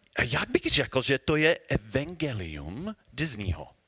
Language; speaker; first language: Czech; non-native, learner; English